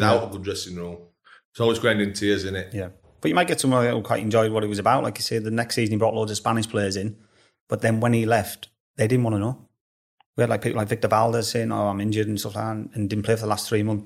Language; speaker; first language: English; native; English